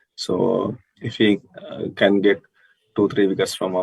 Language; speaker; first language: English; non-native, local second language; Sinhala